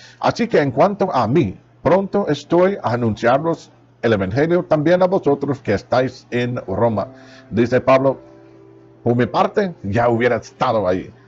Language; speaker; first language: Spanish; non-native, fluent; English